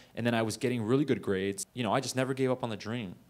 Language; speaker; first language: English; native; English